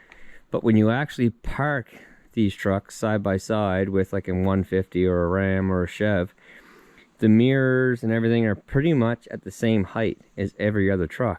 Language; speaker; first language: English; native; English